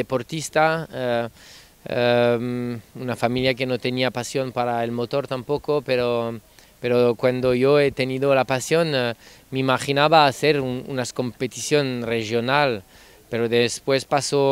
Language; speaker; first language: Spanish; non-native, fluent; French